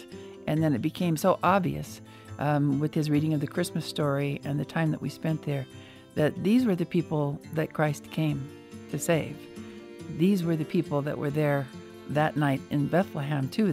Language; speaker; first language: English; native; English